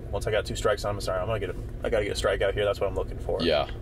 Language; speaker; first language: English; native; English